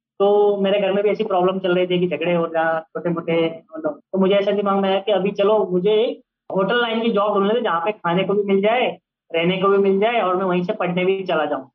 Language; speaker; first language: Hindi; early bilingual, other home language; Nepali